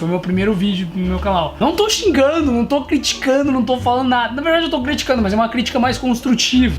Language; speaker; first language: Portuguese; native; Portuguese